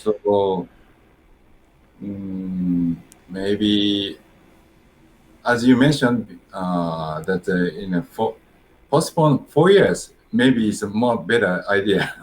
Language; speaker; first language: English; non-native, learner; Japanese